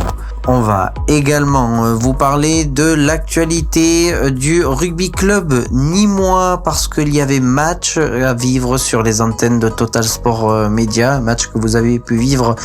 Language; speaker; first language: French; native; French